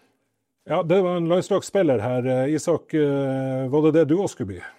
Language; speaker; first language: Norwegian; native; Norwegian